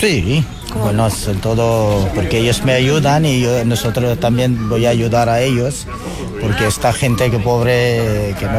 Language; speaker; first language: Spanish; non-native, learner; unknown